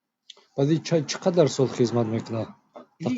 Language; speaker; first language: Persian; native; Persian